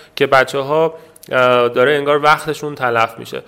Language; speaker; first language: Persian; native; Persian